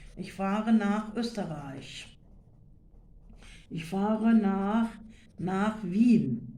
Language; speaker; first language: German; non-native, fluent; Turkish